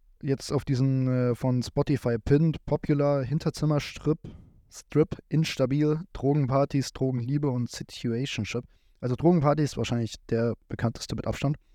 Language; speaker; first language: German; native; German